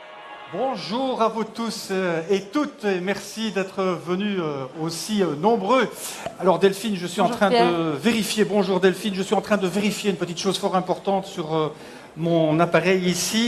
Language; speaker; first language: French; native; French